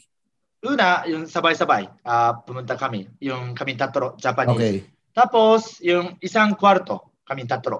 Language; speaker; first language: Filipino; non-native, learner; Japanese